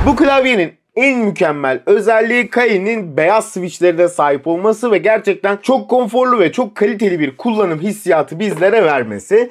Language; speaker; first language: Turkish; native; Turkish